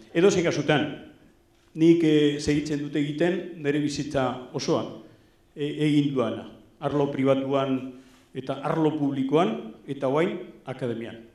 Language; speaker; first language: Basque; non-native, local second language; Spanish